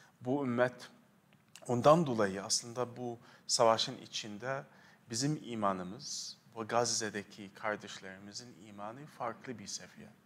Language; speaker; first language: Turkish; non-native, fluent; Arabic